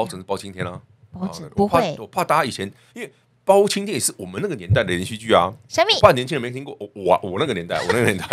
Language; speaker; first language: Chinese; native; Chinese